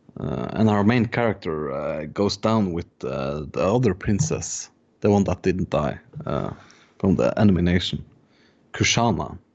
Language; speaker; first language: English; non-native, fluent; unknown